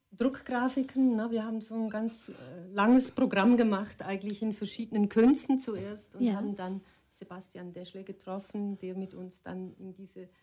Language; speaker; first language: German; native; German